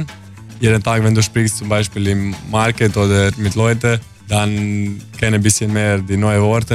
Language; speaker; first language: German; non-native, learner; Croatian